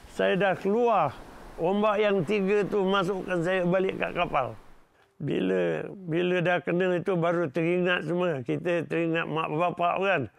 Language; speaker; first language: Malay; native; Malay